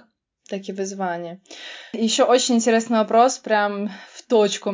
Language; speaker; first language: Polish; non-native, fluent; Russian